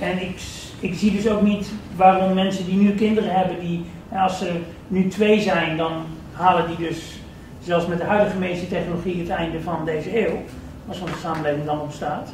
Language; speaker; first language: Dutch; native; Dutch